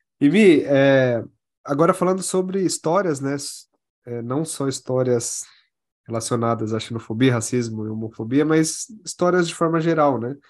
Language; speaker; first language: Portuguese; native; Portuguese